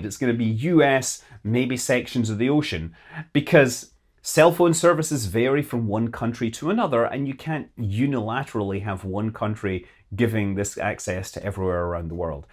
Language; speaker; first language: English; native; English